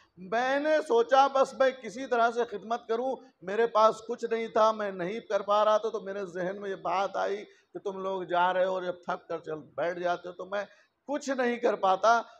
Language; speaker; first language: Urdu; native; Urdu